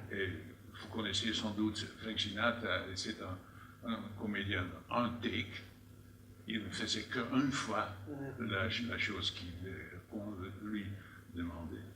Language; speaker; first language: French; non-native, fluent; Dutch